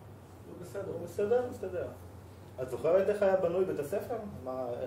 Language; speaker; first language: Hebrew; native; Hebrew